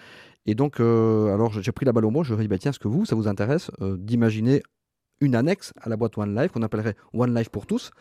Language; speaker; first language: French; native; French